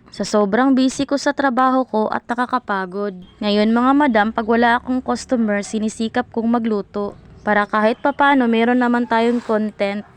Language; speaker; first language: Filipino; non-native, local second language; Cebuano